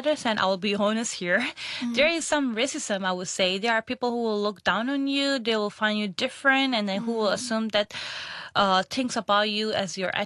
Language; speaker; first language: English; non-native, local second language; Urdu